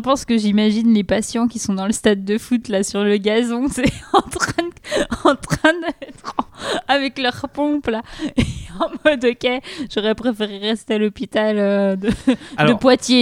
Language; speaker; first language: French; native; French